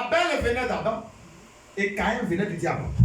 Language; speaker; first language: French; non-native, local second language; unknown